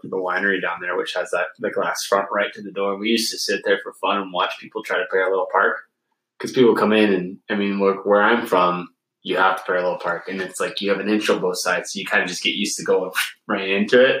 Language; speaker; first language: English; native; English